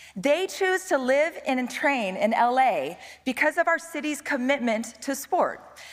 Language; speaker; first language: English; native; English